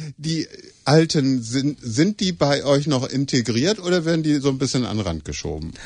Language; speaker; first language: German; native; German